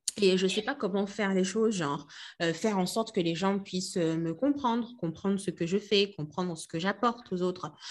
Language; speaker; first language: French; non-native, local second language; Lingala